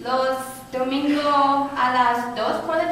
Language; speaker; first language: Spanish; non-native, learner; English